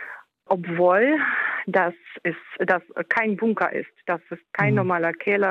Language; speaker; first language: German; non-native, fluent; Ukrainian